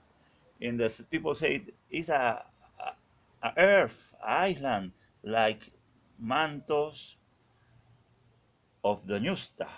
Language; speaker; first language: English; non-native, learner; Spanish